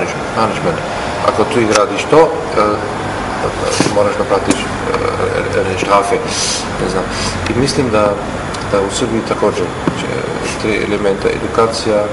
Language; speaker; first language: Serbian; non-native, learner; German